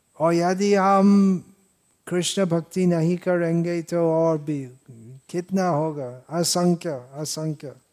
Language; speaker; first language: Hindi; non-native, fluent; English